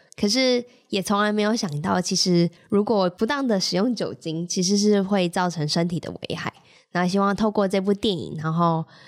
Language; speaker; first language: Chinese; native; Chinese